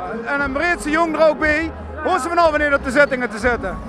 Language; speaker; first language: Dutch; native; Dutch